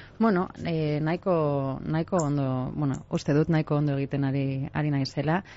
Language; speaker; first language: Basque; non-native, local second language; Spanish